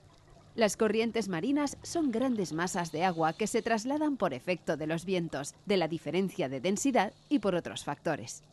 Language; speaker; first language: Spanish; native; Spanish